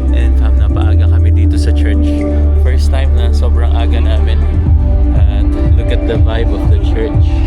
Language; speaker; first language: Filipino; non-native, local second language; Hiligaynon